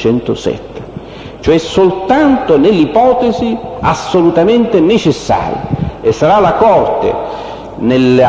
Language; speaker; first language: Italian; native; Italian